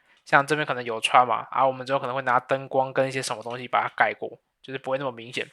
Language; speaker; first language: Chinese; native; Chinese